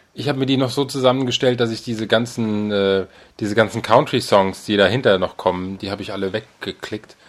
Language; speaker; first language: German; native; German